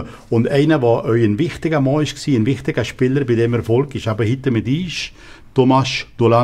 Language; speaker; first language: German; native; German